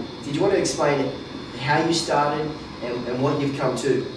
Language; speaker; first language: English; native; English